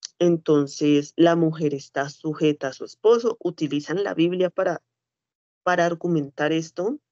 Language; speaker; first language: Spanish; native; Spanish